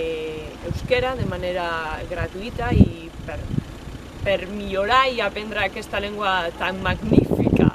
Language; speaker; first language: Catalan; non-native, local second language; Basque